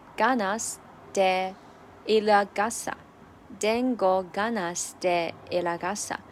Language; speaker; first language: Spanish; non-native, learner; Chinese